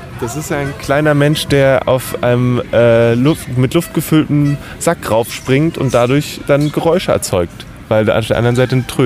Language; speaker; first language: German; native; German